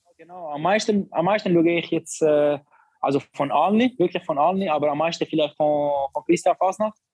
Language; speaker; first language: German; non-native, learner; Albanian